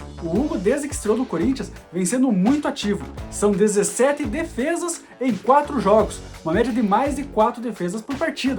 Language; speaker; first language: Portuguese; native; Portuguese